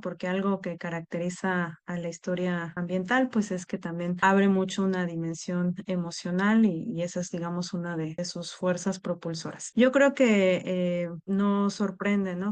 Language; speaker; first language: Spanish; native; Spanish